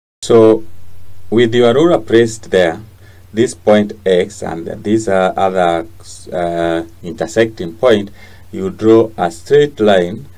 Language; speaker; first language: English; non-native, local second language; Swahili